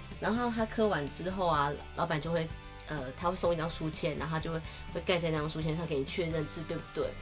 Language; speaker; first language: Chinese; native; Chinese